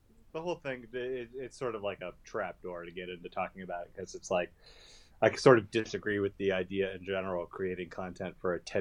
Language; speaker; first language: English; native; English